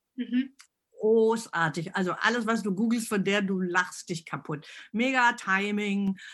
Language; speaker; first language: German; early bilingual, other home language; Italian